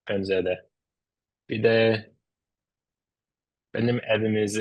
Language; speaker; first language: Turkish; non-native, learner; English